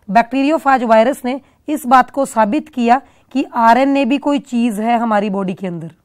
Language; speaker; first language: Hindi; non-native, local second language; Punjabi